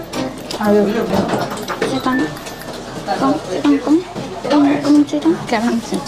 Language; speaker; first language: Chinese; non-native, learner; Korean